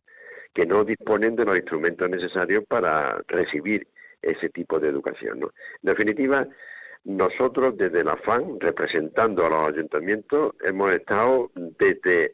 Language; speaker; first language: Spanish; native; Spanish